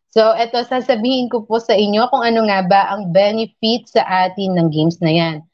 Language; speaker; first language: Filipino; non-native, local second language; Pampanga